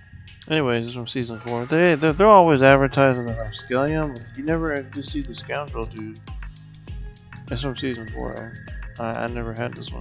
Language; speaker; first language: English; native; English